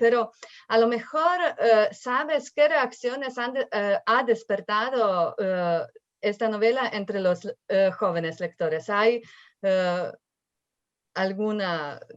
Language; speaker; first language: Spanish; non-native, fluent; Slovenian